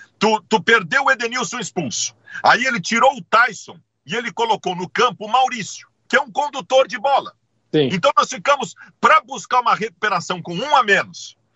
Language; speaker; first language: Portuguese; native; Portuguese